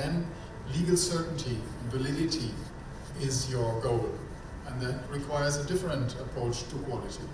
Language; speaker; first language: English; non-native, fluent; German